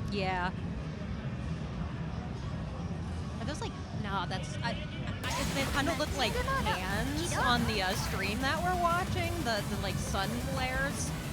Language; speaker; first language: English; native; English